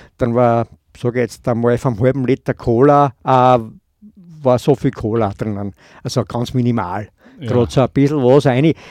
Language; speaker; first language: German; native; German